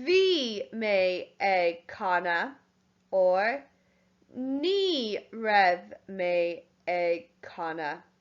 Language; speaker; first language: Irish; non-native, local second language; English